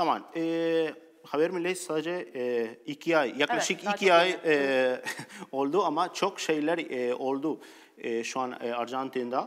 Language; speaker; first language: Turkish; non-native, learner; Spanish